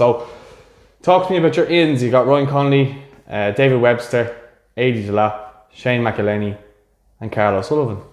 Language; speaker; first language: English; native; English